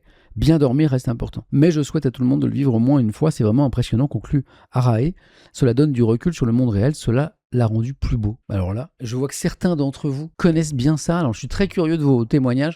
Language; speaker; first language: French; native; French